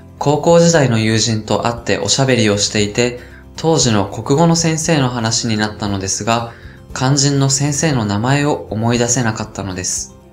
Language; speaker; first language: Japanese; native; Japanese